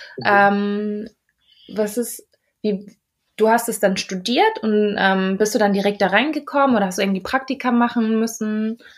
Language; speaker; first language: German; native; German